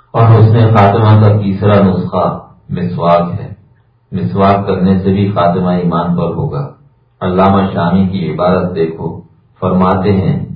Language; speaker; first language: Urdu; native; Urdu